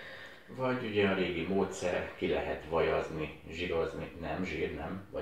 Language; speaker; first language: Hungarian; native; Hungarian